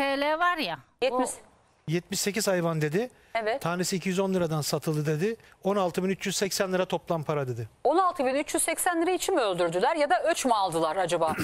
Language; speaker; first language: Turkish; native; Turkish